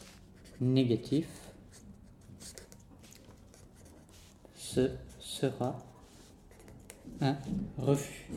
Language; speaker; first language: French; native; French